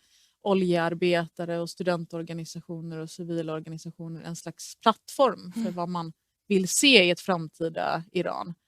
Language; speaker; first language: Swedish; early bilingual, other home language; Persian